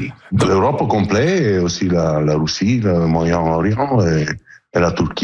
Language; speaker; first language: French; non-native, learner; Italian